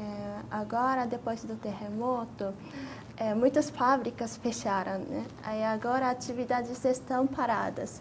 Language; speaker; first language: Portuguese; non-native, fluent; Japanese